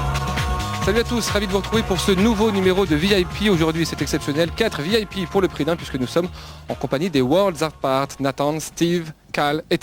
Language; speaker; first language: French; native; French